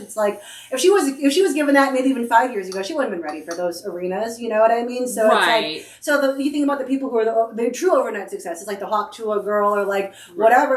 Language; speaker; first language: English; native; English